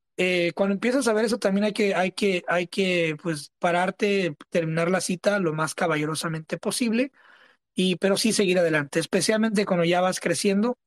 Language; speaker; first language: Spanish; early bilingual, heritage; Spanish